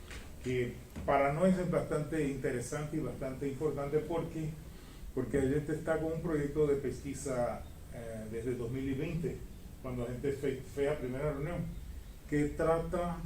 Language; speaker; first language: Portuguese; non-native, fluent; Spanish